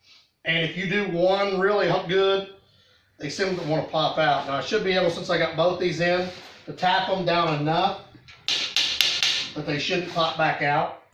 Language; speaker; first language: English; native; English